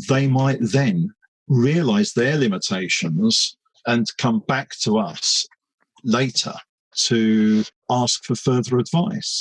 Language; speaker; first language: English; native; English